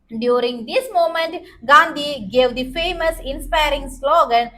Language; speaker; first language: English; non-native, local second language; Malayalam